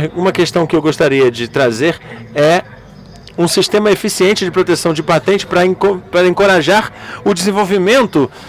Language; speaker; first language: Portuguese; non-native, learner; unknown